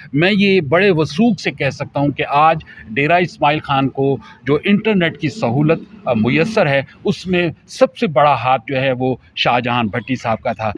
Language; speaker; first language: Urdu; non-native, local second language; Pashto